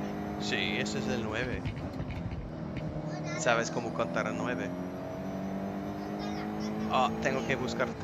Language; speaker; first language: Spanish; non-native, learner; English